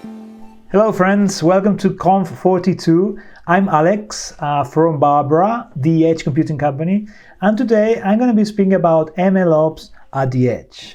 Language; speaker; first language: English; non-native, fluent; Spanish